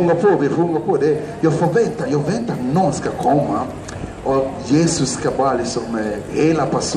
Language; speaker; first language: Swedish; non-native, fluent; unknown